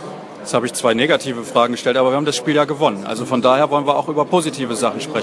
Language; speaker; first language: German; native; German